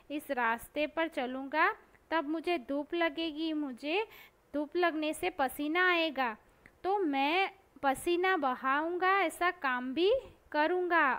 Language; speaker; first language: Hindi; non-native, local second language; Gujarati